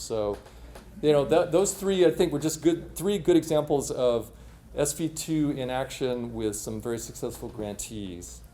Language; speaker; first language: English; native; English